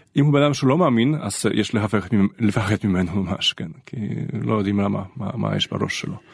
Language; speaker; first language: Hebrew; non-native, fluent; Polish